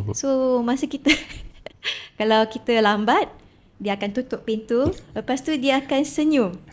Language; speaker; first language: Malay; non-native, local second language; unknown